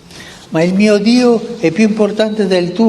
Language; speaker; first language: Italian; non-native, fluent; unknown